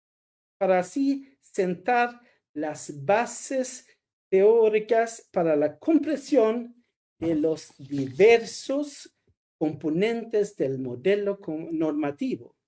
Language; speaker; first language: Spanish; non-native, fluent; Swedish